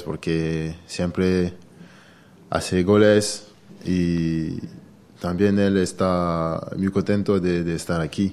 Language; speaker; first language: Spanish; non-native, learner; French